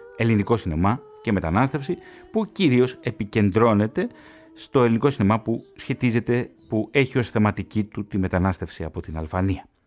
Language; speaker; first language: Greek; native; Greek